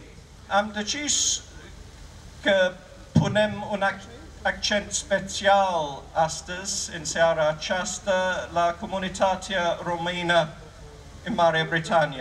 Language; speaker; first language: Romanian; non-native, fluent; English